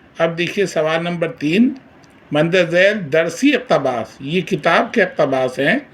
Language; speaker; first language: Urdu; native; Urdu